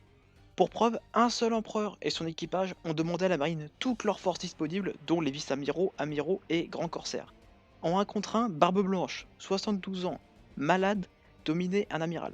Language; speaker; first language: French; native; French